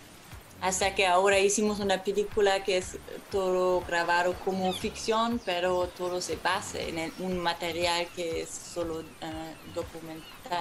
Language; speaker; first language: Spanish; non-native, fluent; German